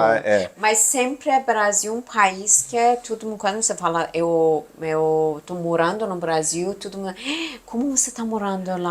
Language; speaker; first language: Portuguese; non-native, fluent; Persian